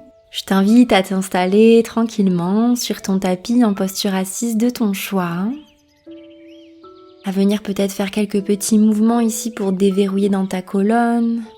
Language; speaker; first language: French; native; French